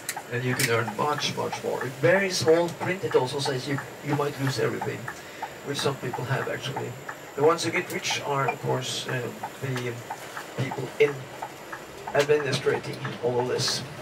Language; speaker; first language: English; non-native, fluent; Norwegian